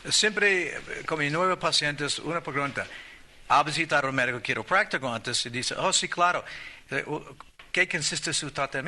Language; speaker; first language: Spanish; non-native, learner; English